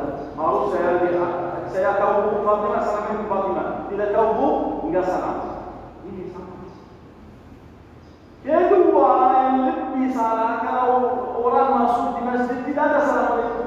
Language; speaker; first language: Indonesian; non-native, learner; Arabic